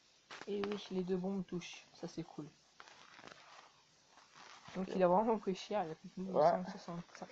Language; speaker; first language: French; native; French